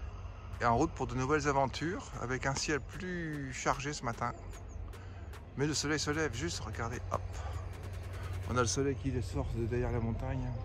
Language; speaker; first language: French; native; French